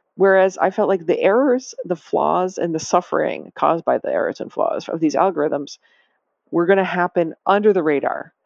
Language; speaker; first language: English; native; English